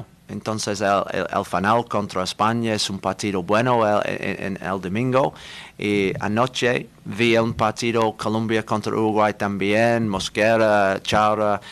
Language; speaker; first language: Spanish; non-native, learner; English